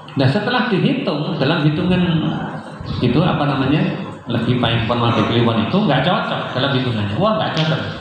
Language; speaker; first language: Indonesian; native; Indonesian